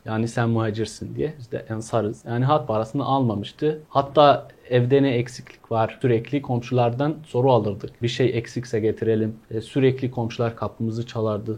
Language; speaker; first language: Turkish; non-native, fluent; Arabic